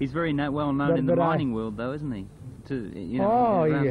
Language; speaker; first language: English; native; English